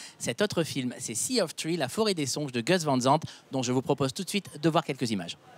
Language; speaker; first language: French; native; French